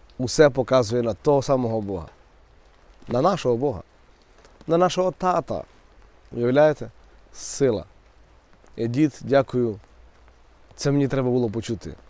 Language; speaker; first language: Ukrainian; native; Ukrainian